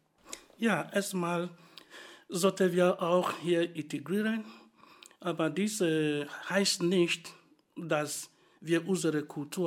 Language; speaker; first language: German; non-native, fluent; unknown